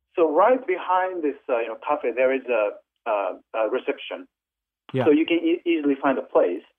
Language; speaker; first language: English; non-native, fluent; Japanese